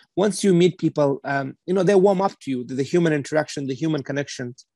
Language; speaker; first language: English; non-native, fluent; Persian